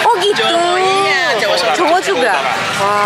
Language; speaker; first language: Indonesian; non-native, fluent; Korean